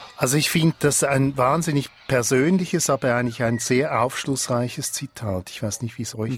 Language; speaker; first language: German; native; German